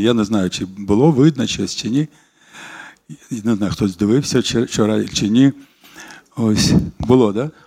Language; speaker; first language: Ukrainian; non-native, local second language; Russian